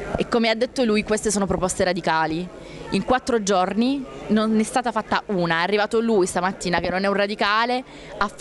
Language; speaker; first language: Italian; native; Italian